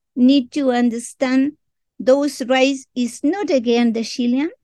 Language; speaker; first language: English; non-native, learner; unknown